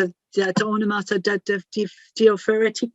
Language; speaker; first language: Greek; non-native, learner; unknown